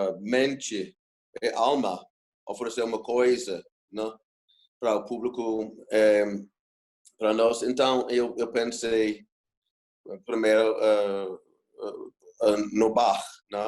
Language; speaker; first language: Portuguese; non-native, fluent; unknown